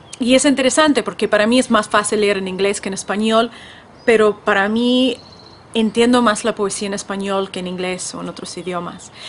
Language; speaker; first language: Spanish; non-native, fluent; Russian